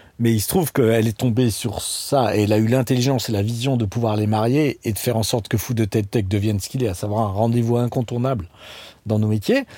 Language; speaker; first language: French; native; French